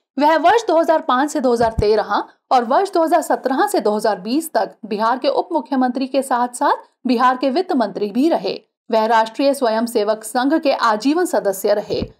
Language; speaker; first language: Hindi; native; Hindi